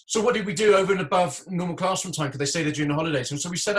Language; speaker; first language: English; native; English